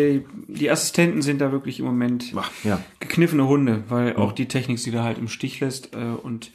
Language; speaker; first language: German; native; German